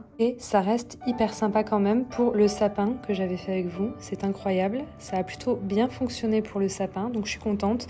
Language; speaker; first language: French; native; French